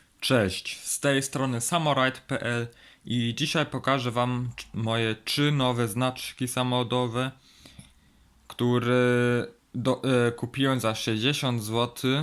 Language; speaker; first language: Polish; early bilingual, heritage; Polish